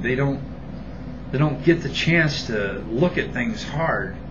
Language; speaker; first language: English; native; English